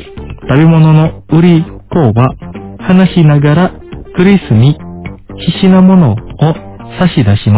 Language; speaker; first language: Japanese; non-native, fluent; Indonesian